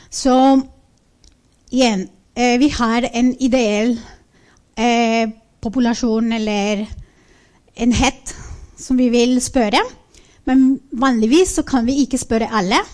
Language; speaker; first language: Norwegian; non-native, fluent; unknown